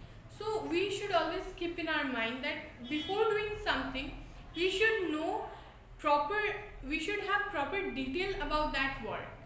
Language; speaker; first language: English; non-native, local second language; Bangla